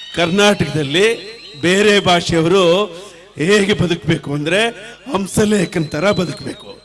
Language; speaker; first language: Kannada; non-native, local second language; Telugu